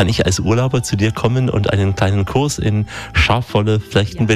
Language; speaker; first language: German; native; German